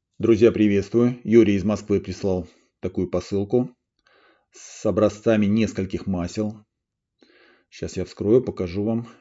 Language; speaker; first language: Russian; native; Russian